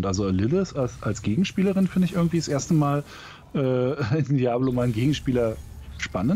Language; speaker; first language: German; native; German